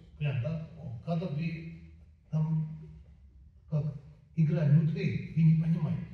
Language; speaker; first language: Russian; non-native, learner; Tibetan